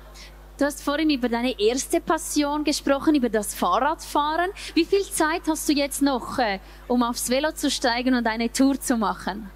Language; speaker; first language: German; native; German